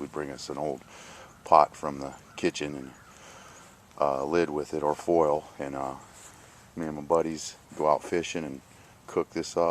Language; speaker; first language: English; native; English